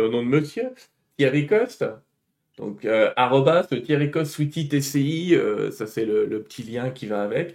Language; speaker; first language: French; native; French